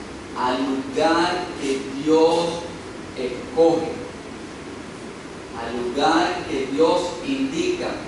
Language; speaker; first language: Spanish; native; Spanish